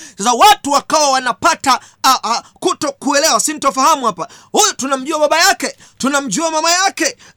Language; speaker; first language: Swahili; native; Swahili